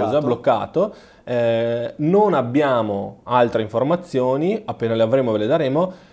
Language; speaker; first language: Italian; native; Italian